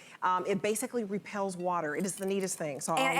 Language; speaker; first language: English; native; English